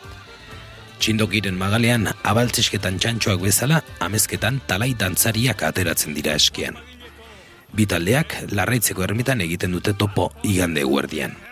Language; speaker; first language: Basque; native; Basque